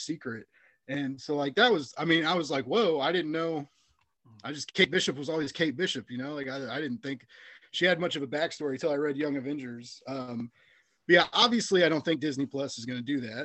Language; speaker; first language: English; native; English